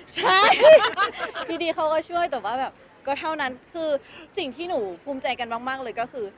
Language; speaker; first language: Thai; early bilingual, other home language; Vietnamese